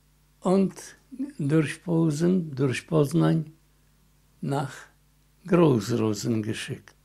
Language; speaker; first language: German; non-native, learner; Polish